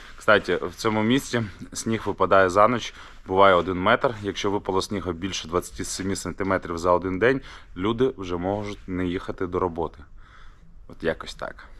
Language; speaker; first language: Ukrainian; native; Ukrainian